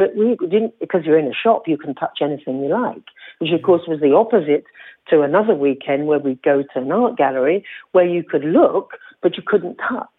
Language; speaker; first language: English; native; English